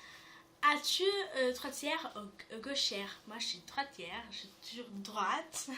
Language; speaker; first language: French; native; French